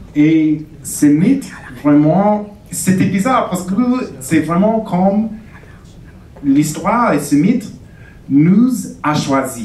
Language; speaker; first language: French; non-native, fluent; English